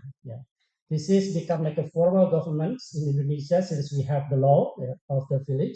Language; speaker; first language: English; non-native, fluent; Indonesian